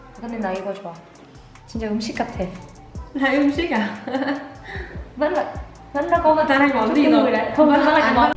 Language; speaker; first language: Korean; non-native, learner; Vietnamese